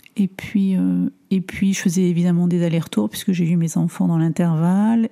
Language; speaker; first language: French; early bilingual, other home language; Armenian